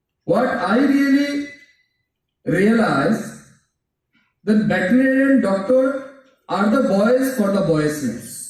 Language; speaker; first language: English; non-native, local second language; Bangla